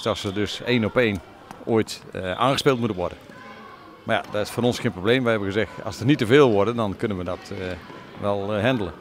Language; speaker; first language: Dutch; native; Dutch